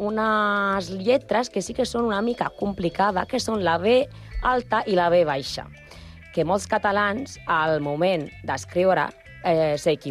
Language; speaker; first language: Catalan; non-native, learner; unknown